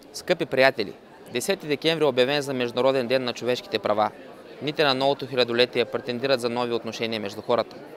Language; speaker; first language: Bulgarian; non-native, local second language; Turkish